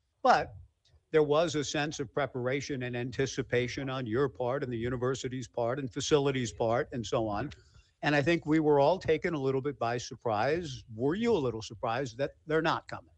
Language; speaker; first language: English; native; English